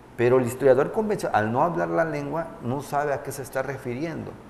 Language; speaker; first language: Spanish; non-native, local second language; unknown